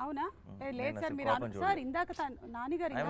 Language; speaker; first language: Telugu; native; Telugu